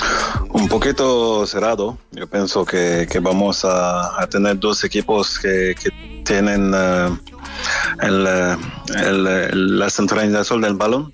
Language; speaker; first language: Spanish; non-native, fluent; French